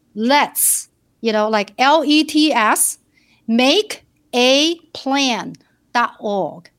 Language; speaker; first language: English; non-native, fluent; Chinese